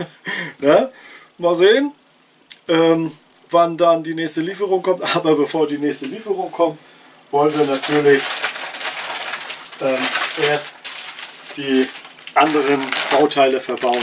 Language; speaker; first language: German; native; German